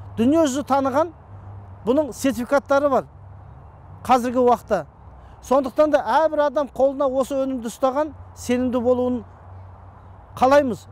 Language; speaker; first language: Kazakh; early bilingual, heritage; Kazakh